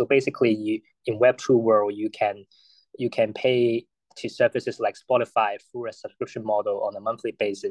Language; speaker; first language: English; non-native, local second language; Cantonese